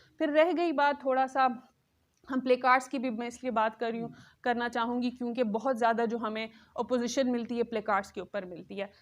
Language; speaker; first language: Urdu; non-native, local second language; Khowar